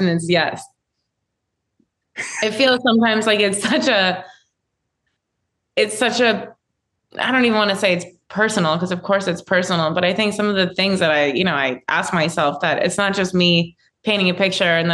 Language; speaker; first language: English; native; English